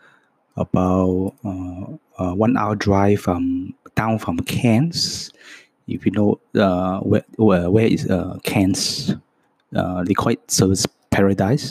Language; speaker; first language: English; non-native, local second language; Cantonese